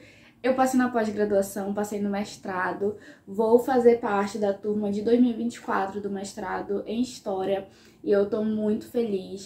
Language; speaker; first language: Portuguese; native; Portuguese